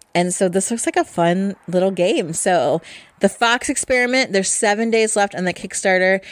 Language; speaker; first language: English; native; English